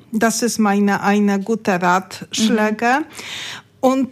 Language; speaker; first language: German; non-native, learner; Polish